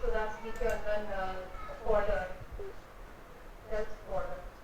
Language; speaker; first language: German; non-native, fluent; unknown